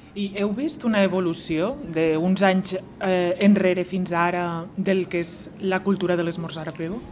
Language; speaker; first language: Catalan; native; Catalan